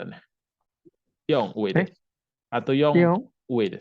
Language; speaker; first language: Japanese; non-native, fluent; Indonesian